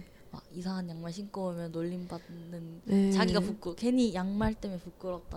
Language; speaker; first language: Korean; non-native, learner; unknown